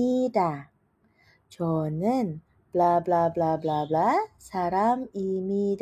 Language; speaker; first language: Korean; non-native, fluent; Indonesian